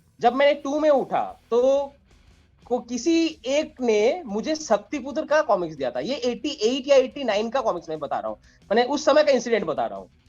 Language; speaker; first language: Hindi; non-native, local second language; Bangla